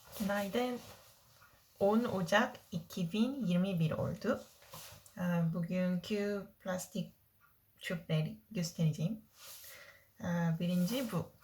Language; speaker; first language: Turkish; non-native, learner; Korean